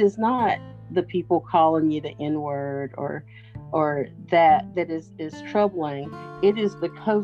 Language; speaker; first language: English; native; English